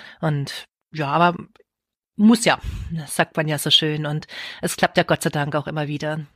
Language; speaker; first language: German; native; German